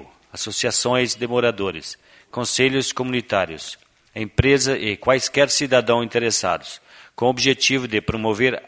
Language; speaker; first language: Portuguese; native; Portuguese